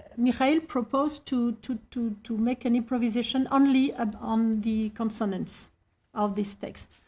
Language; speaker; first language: English; non-native, fluent; French